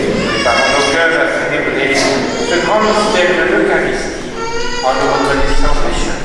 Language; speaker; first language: French; native; French